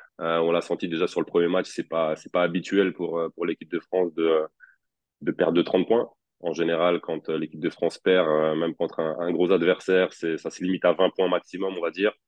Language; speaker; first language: French; native; French